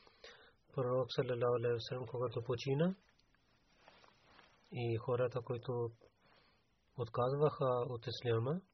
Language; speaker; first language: Bulgarian; non-native, learner; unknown